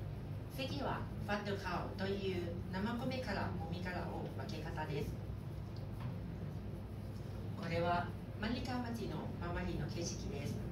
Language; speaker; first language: Japanese; non-native, learner; Thai